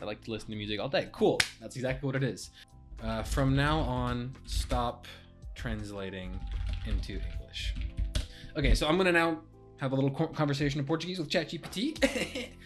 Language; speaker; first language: English; native; English